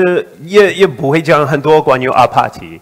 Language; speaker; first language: Chinese; non-native, learner; English